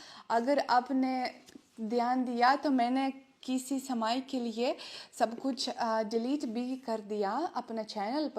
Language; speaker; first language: Hindi; non-native, learner; Russian